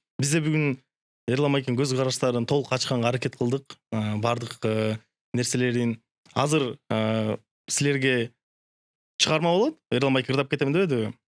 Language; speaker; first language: Kyrgyz; non-native, local second language; Russian